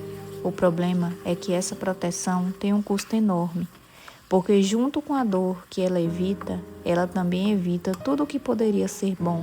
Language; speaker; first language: Portuguese; native; Portuguese